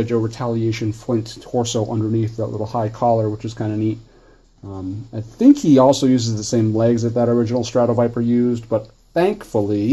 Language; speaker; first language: English; native; English